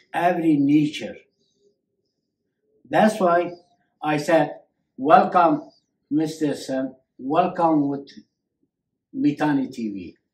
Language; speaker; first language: English; non-native, learner; Kurdish